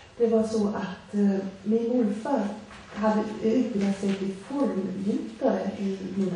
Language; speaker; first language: Swedish; early bilingual, other home language; Portuguese